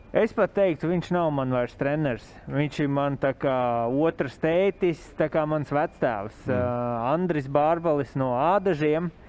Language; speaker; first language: Latvian; native; Latvian